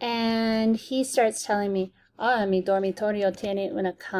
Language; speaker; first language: Spanish; non-native, fluent; English